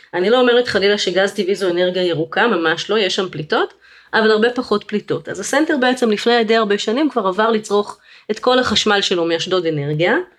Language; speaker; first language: Hebrew; native; Hebrew